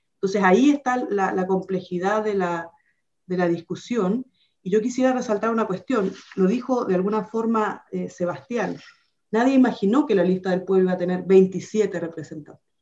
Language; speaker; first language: Spanish; native; Spanish